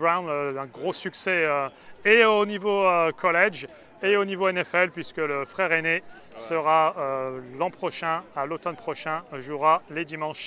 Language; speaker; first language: French; native; French